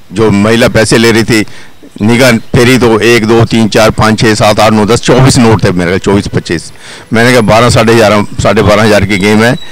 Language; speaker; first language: Hindi; native; Hindi